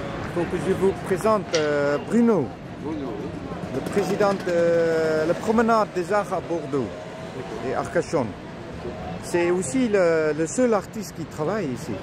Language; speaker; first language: French; non-native, learner; Dutch